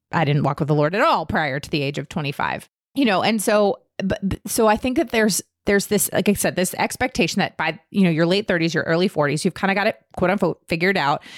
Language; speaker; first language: English; native; English